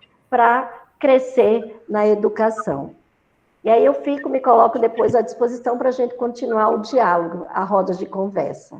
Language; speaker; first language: Portuguese; native; Portuguese